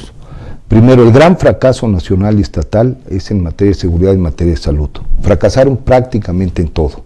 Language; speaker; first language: Spanish; native; Spanish